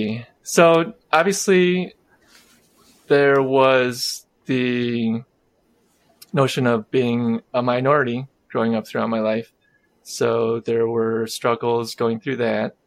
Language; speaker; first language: English; native; English